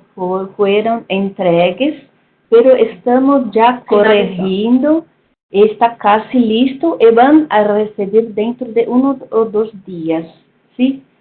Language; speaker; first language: Spanish; non-native, fluent; Portuguese